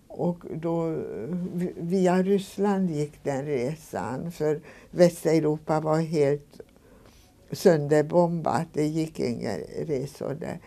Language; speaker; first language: Swedish; non-native, fluent; Hungarian